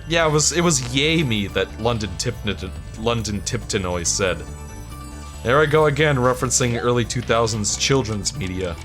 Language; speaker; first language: English; native; English